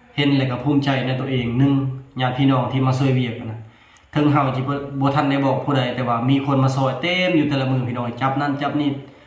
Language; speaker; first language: Lao; non-native, local second language; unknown